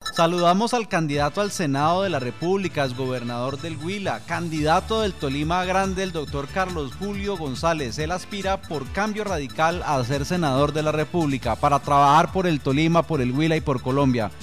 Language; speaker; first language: Spanish; native; Spanish